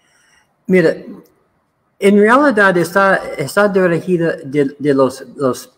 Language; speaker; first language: Spanish; non-native, learner; English